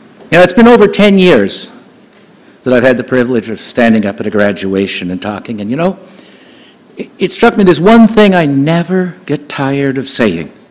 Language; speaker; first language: English; native; English